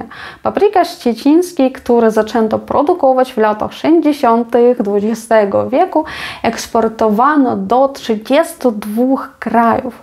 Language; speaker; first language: Polish; non-native, fluent; Ukrainian